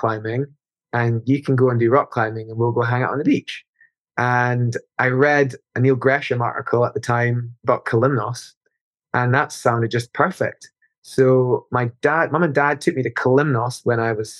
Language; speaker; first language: English; native; English